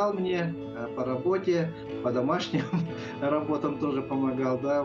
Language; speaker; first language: Russian; non-native, local second language; Yakut